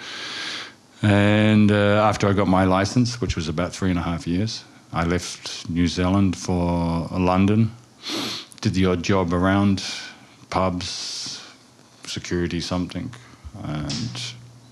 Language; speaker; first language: English; native; English